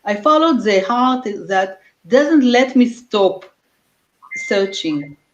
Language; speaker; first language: English; non-native, fluent; Hebrew